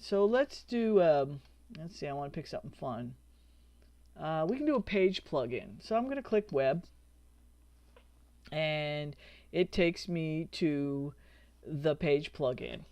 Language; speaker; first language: English; native; English